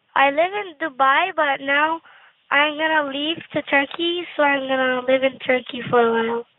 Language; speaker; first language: English; non-native, fluent; Turkish